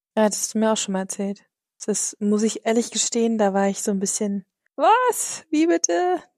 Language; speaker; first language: German; native; German